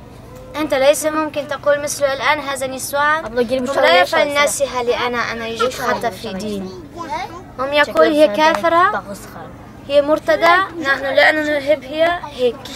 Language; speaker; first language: Arabic; non-native, learner; German